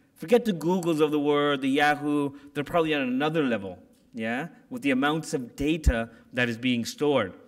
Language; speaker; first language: English; native; English